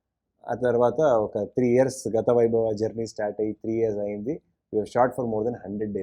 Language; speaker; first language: Telugu; non-native, learner; Kannada